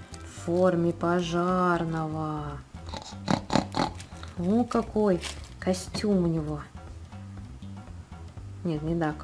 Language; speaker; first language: Russian; native; Russian